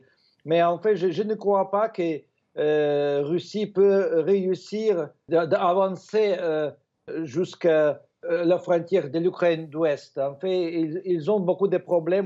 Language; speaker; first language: French; non-native, fluent; Ukrainian